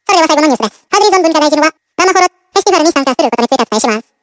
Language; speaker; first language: Japanese; non-native, fluent; Indonesian